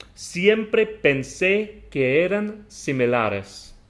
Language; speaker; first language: Spanish; non-native, learner; English